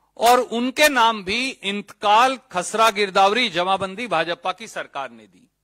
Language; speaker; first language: Hindi; native; Hindi